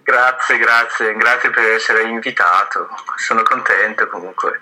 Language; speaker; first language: Italian; non-native, fluent; Chinese